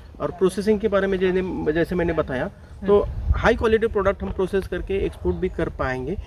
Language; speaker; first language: Hindi; non-native, local second language; Marathi